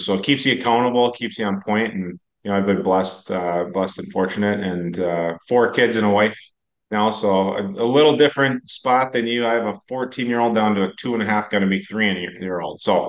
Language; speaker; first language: English; native; English